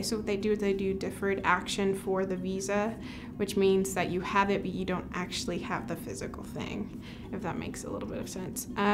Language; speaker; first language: English; early bilingual, other home language; Spanish